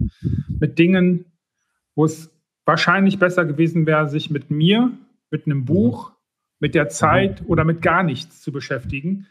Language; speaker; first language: German; native; German